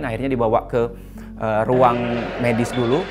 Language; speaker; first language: Indonesian; native; Indonesian